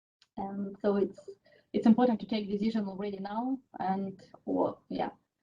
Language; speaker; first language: English; non-native, fluent; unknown